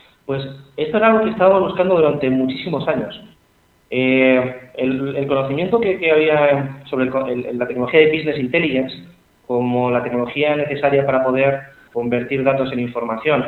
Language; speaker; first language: Spanish; native; Spanish